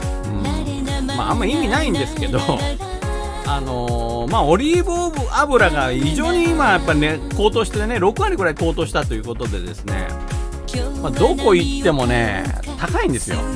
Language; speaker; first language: Japanese; native; Japanese